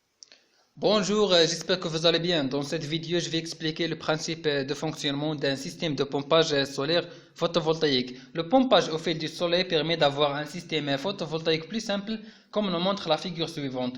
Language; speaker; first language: French; non-native, local second language; Arabic